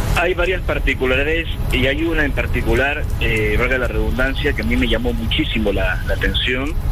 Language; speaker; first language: Spanish; native; Spanish